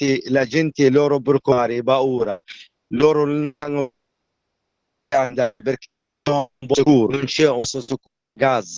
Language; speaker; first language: Italian; non-native, learner; Arabic